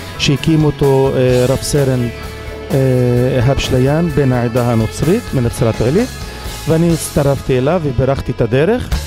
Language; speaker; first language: Hebrew; non-native, local second language; Arabic